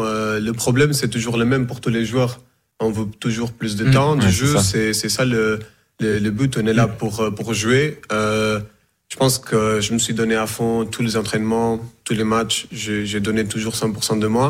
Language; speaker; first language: French; non-native, fluent; Portuguese